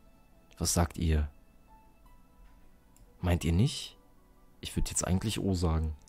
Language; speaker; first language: German; native; German